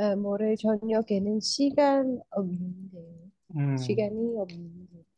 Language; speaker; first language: Korean; non-native, learner; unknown